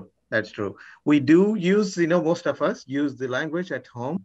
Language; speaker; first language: English; non-native, local second language; Kannada